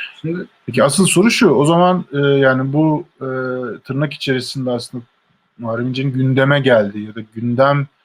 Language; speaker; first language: Turkish; native; Turkish